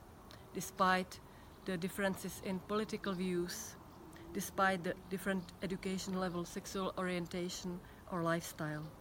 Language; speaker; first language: English; non-native, fluent; Czech